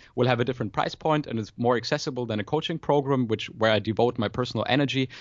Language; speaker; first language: English; non-native, fluent; German